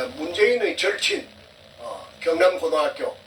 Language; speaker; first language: Korean; native; Korean